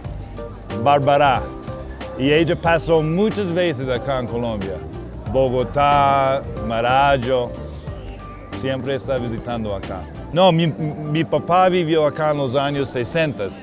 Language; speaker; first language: Spanish; non-native, fluent; English